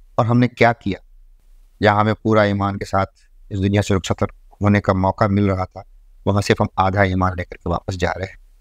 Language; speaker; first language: Hindi; native; Hindi